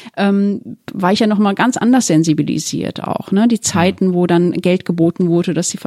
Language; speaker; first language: German; early bilingual, other home language; Turkish